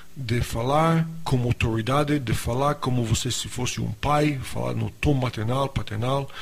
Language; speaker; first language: Portuguese; non-native, fluent; English